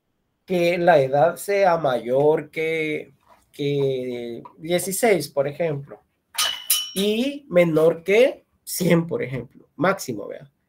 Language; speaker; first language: Spanish; native; Spanish